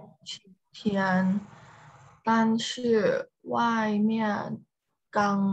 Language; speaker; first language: Chinese; non-native, learner; Thai